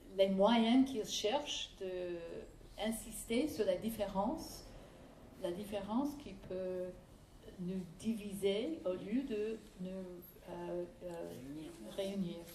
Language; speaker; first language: French; non-native, fluent; English